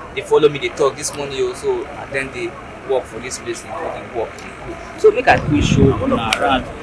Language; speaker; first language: Nigerian Pidgin; native; Nigerian Pidgin